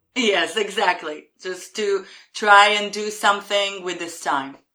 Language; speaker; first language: English; non-native, fluent; Hebrew